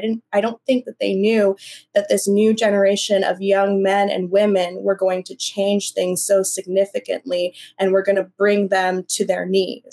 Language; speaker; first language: English; native; English